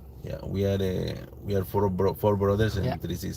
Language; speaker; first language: English; non-native, learner; Spanish